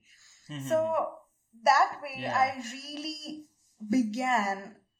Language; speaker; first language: English; non-native, local second language; Bangla